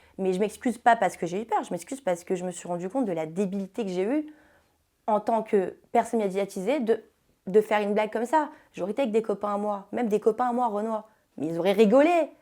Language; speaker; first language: French; early bilingual, heritage; French